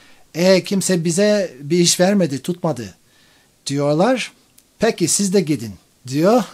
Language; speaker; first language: Turkish; non-native, fluent; English